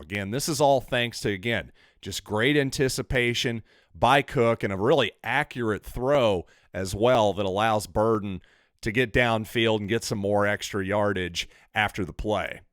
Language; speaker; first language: English; native; English